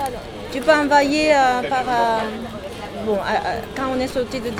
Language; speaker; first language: French; non-native, learner; Japanese